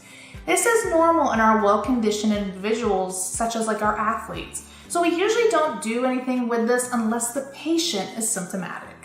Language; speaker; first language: English; native; English